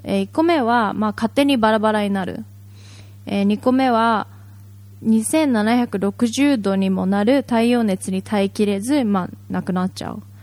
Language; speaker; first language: Japanese; native; Japanese